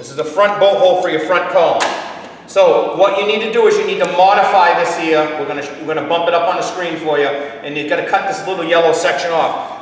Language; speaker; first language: English; native; English